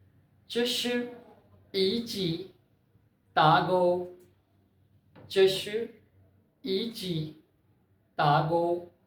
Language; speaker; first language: Chinese; non-native, fluent; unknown